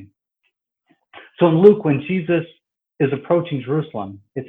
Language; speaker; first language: English; native; English